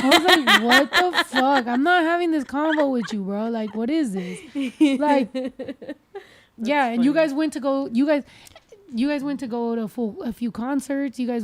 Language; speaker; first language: English; early bilingual, other home language; Spanish